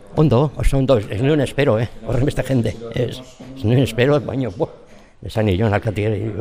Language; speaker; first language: Basque; non-native, local second language; Spanish